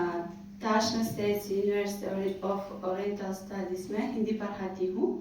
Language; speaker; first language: Hindi; non-native, fluent; Uzbek